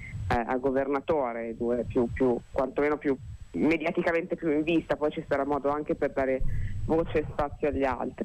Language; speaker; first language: Italian; native; Italian